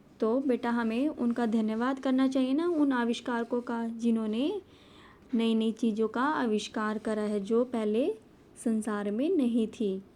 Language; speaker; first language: Hindi; native; Hindi